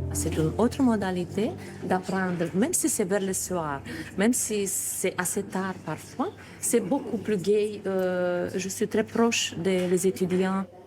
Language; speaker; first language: French; non-native, fluent; Romanian